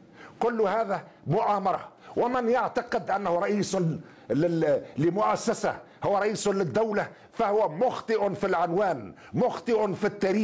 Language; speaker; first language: Arabic; native; Arabic